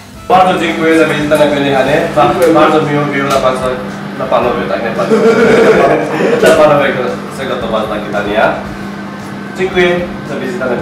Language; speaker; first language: Polish; non-native, learner; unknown